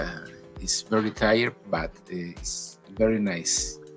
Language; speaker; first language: English; non-native, learner; Spanish